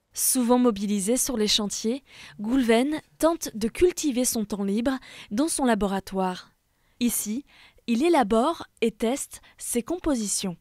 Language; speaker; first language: French; native; French